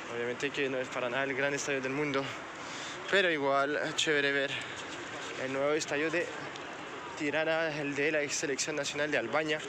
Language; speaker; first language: Spanish; non-native, fluent; French